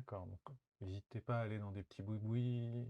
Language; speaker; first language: French; native; French